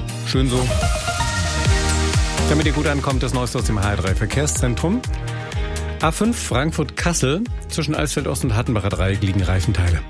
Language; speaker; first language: German; native; German